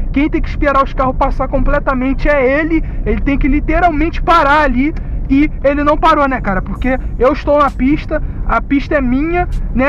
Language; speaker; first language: Portuguese; native; Portuguese